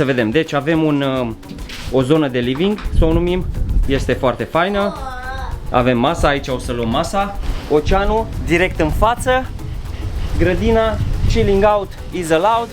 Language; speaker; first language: Romanian; native; Romanian